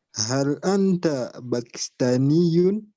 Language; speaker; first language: Arabic; non-native, learner; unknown